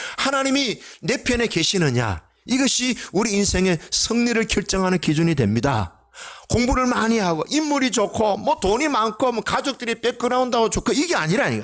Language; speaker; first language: Korean; native; Korean